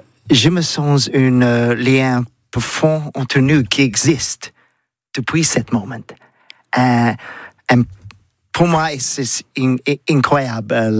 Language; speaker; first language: French; non-native, learner; English